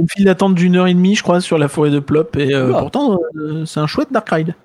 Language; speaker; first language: French; native; French